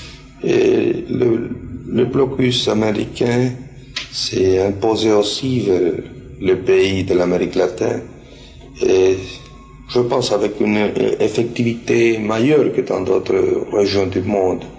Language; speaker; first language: French; non-native, fluent; Spanish